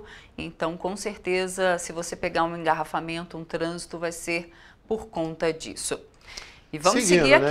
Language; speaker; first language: Portuguese; native; Portuguese